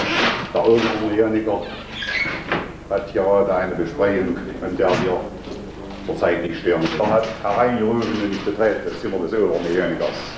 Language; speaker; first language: German; native; German